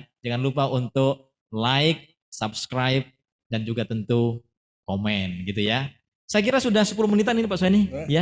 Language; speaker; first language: Indonesian; native; Indonesian